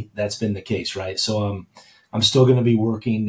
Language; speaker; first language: English; native; English